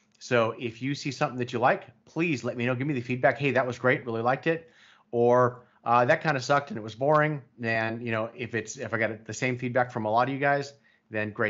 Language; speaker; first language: English; native; English